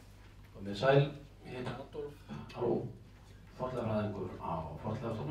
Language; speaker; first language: Icelandic; native; Icelandic